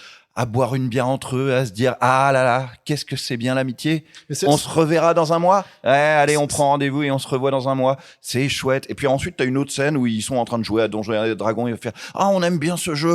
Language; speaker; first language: French; native; French